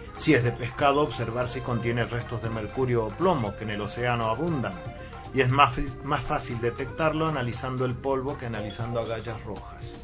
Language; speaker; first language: Spanish; native; Spanish